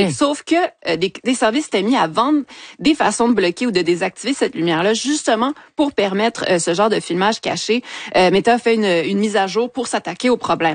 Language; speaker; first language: French; native; French